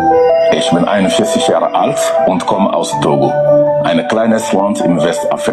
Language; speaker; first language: German; non-native, fluent; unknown